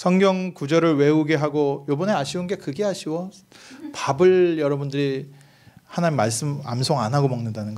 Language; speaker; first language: Korean; native; Korean